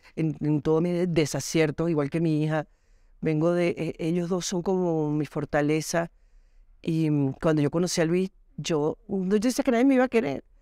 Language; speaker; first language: Spanish; native; Spanish